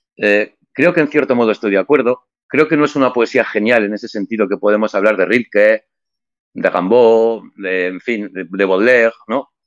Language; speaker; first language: Spanish; native; Spanish